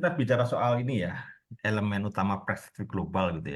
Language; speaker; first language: Indonesian; native; Indonesian